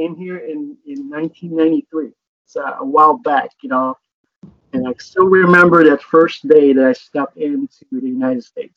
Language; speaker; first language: English; non-native, local second language; Filipino